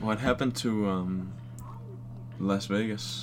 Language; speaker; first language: English; non-native, fluent; Danish